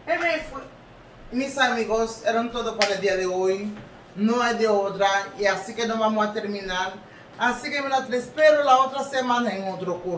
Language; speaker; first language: Spanish; non-native, learner; Haitian Creole